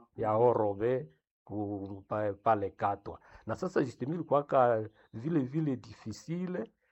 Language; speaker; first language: Swahili; non-native, local second language; Nande